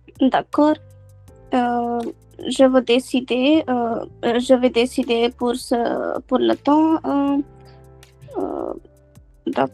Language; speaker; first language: French; non-native, learner; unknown